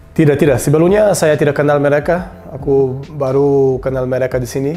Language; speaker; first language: Indonesian; non-native, learner; Portuguese